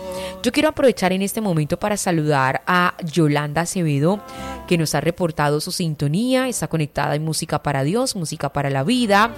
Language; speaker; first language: Spanish; native; Spanish